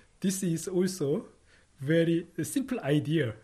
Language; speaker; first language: English; non-native, fluent; Korean